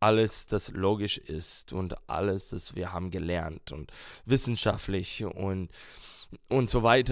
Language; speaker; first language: German; non-native, fluent; English